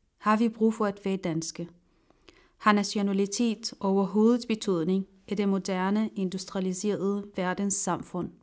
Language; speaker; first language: Danish; non-native, fluent; Arabic